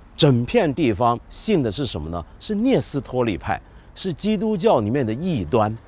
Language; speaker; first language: Chinese; native; Chinese